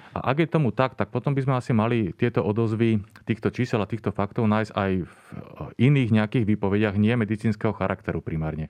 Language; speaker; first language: Slovak; native; Slovak